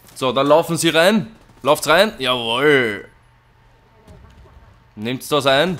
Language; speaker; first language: German; native; German